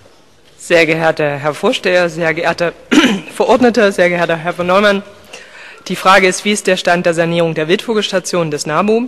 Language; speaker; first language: German; native; German